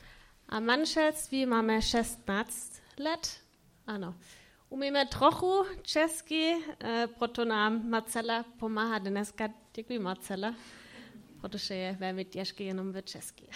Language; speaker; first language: Czech; non-native, learner; German